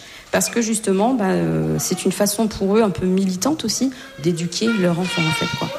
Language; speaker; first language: French; native; French